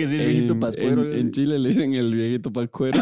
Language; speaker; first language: Spanish; native; Spanish